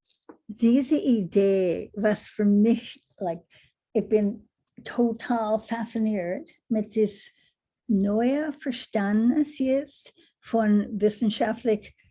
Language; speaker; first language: German; non-native, learner; English